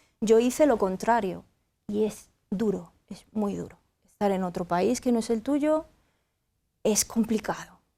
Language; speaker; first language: Spanish; native; Spanish